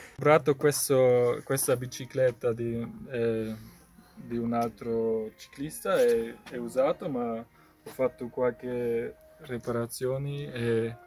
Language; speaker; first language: Italian; non-native, learner; German